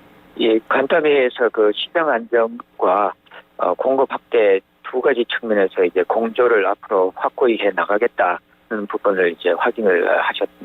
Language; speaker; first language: Korean; native; Korean